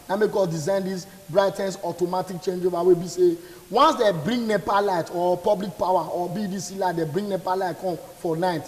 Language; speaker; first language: English; non-native, local second language; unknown